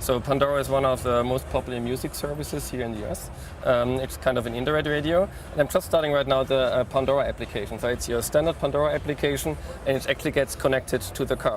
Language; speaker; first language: English; non-native, fluent; German